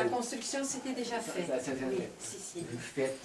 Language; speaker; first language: French; non-native, local second language; Dutch